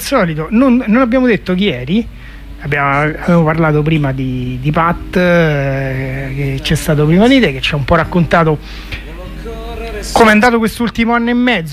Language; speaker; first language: Italian; native; Italian